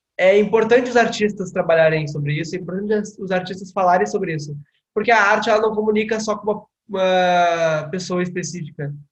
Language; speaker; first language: Portuguese; native; Portuguese